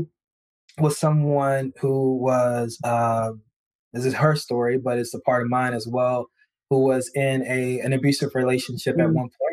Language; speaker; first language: English; native; English